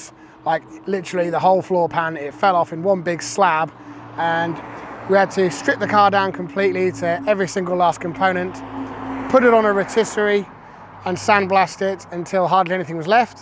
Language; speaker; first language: English; native; English